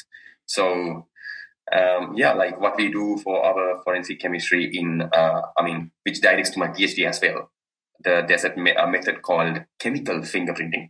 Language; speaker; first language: English; non-native, local second language; Sinhala